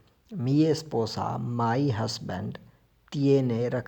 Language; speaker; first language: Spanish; non-native, learner; Urdu